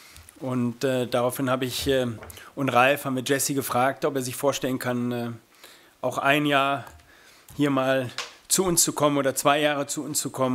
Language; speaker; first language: German; native; German